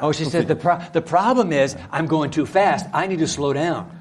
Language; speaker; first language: English; early bilingual, other home language; Japanese